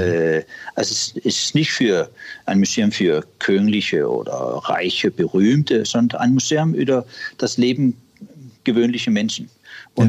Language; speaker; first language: German; non-native, learner; Danish